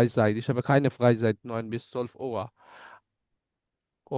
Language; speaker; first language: German; non-native, learner; Bangla